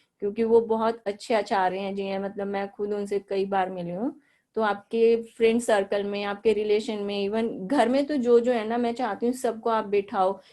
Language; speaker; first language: Hindi; native; Hindi